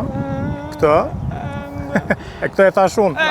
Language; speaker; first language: Albanian; native; Albanian